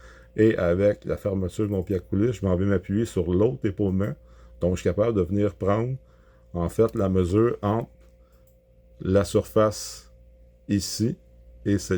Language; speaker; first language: French; native; French